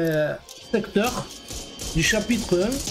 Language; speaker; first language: French; native; French